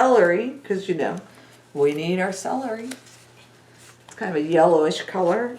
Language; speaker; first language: English; native; English